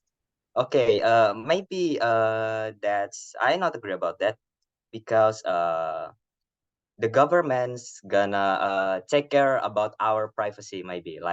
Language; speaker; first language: English; non-native, learner; Indonesian